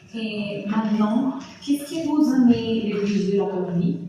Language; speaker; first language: French; non-native, learner; Spanish